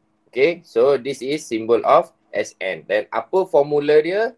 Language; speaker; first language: English; non-native, local second language; Malay